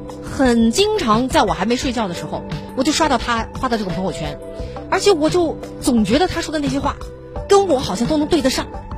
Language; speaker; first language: Chinese; native; Chinese